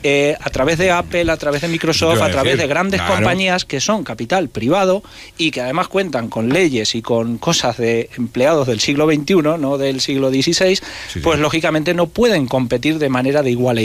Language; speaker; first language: Spanish; native; Spanish